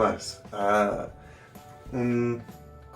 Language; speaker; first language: Spanish; non-native, learner; English